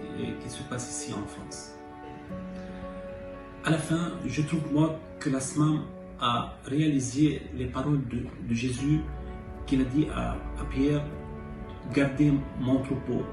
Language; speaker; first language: French; non-native, fluent; Arabic